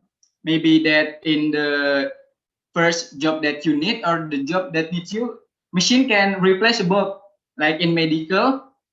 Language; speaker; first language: English; non-native, learner; Indonesian